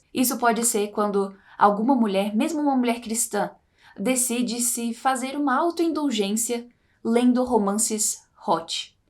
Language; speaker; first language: Portuguese; native; Portuguese